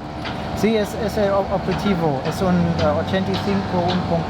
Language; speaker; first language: Spanish; non-native, learner; German